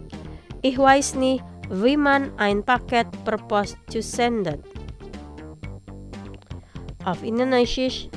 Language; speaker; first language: German; non-native, learner; Indonesian